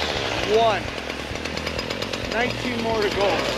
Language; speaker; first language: English; native; English